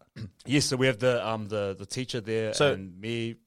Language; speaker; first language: English; native; English